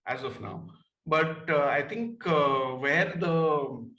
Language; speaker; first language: English; non-native, local second language; Hindi